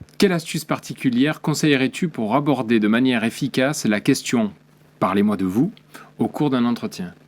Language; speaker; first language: French; native; French